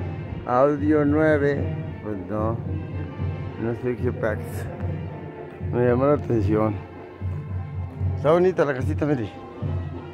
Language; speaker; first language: Spanish; native; Spanish